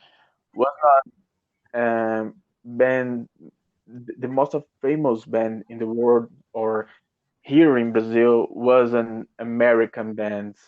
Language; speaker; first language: English; non-native, learner; Portuguese